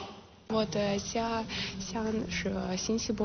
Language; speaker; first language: Chinese; non-native, learner; Russian